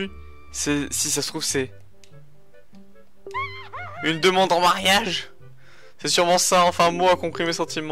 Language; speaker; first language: French; native; French